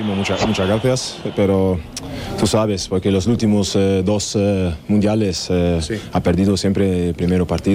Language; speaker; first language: Spanish; non-native, learner; German